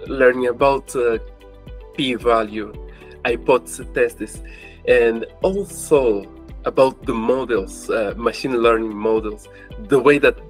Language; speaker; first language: English; non-native, fluent; Portuguese